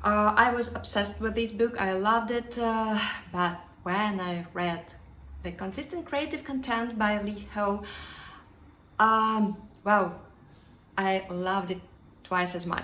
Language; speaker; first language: English; non-native, fluent; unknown